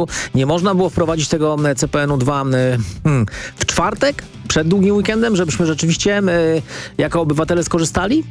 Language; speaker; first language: Polish; native; Polish